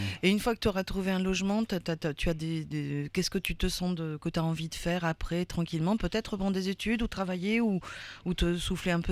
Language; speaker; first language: French; native; French